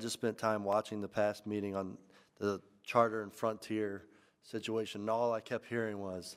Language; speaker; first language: English; native; English